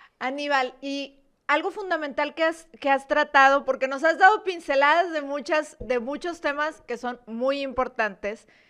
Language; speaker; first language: Spanish; native; Spanish